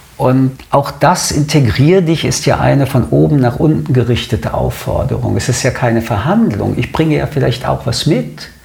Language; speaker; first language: German; early bilingual, other home language; French